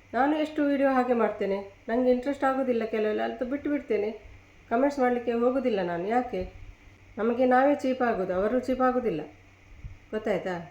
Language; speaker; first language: Kannada; native; Kannada